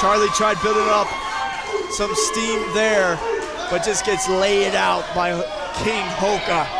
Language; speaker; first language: English; native; English